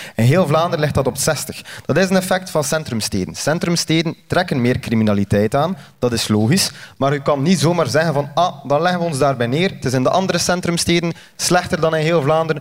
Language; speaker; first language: Dutch; native; Dutch